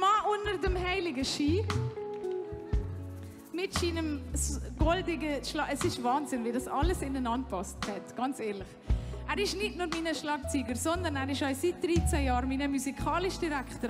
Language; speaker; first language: German; native; German